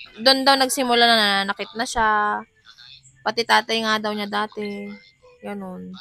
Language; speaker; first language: Filipino; non-native, local second language; Iloko